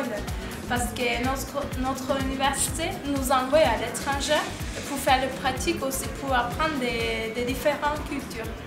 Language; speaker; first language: French; non-native, learner; Turkish